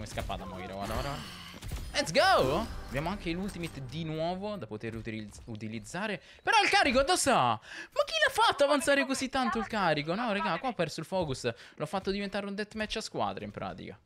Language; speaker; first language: Italian; native; Italian